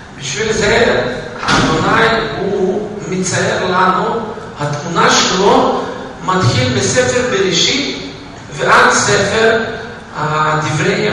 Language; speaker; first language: Hebrew; non-native, fluent; Russian